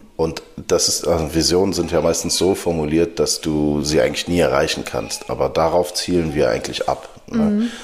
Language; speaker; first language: German; early bilingual, other home language; Arabic